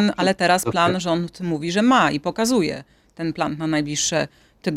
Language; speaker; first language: Polish; native; Polish